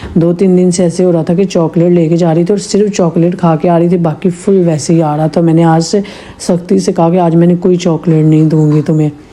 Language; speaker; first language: Urdu; native; Urdu